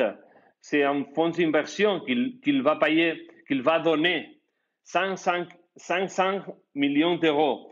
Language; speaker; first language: French; non-native, fluent; Spanish